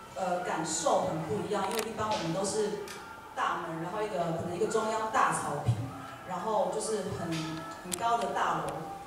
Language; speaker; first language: Chinese; native; Chinese